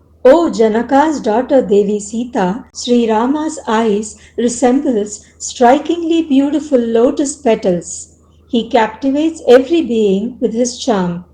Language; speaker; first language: English; non-native, local second language; Tamil